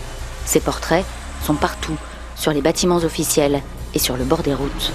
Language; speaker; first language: French; native; French